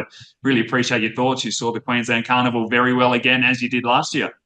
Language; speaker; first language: English; native; English